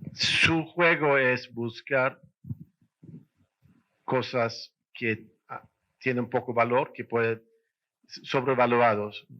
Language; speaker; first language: Spanish; non-native, fluent; Swedish